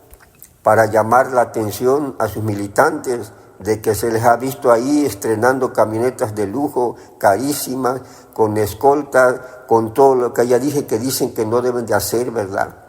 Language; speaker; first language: Spanish; native; Spanish